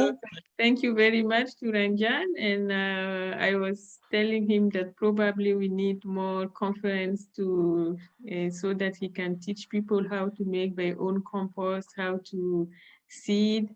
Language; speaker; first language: English; non-native, fluent; French